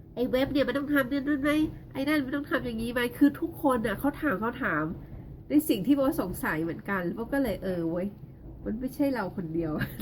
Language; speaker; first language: Thai; native; Thai